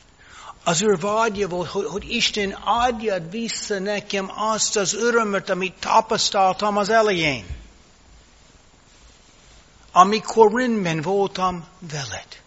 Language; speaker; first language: Hungarian; non-native, fluent; English